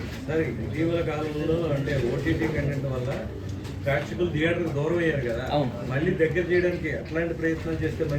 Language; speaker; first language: Telugu; native; Telugu